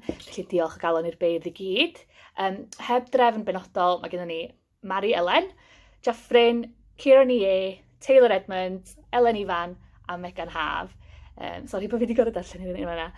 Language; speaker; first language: Welsh; native; Welsh